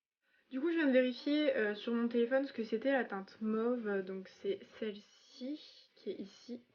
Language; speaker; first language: French; native; French